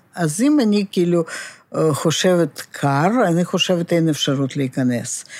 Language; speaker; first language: Hebrew; non-native, fluent; Russian